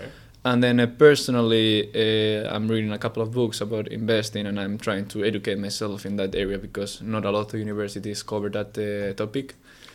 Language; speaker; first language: English; non-native, fluent; Spanish